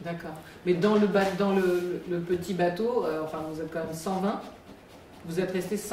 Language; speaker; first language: French; native; French